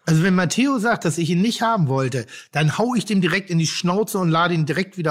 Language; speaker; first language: German; native; German